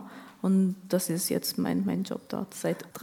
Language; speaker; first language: German; non-native, fluent; Arabic